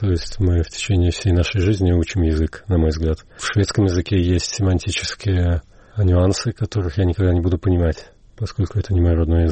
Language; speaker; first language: Russian; native; Russian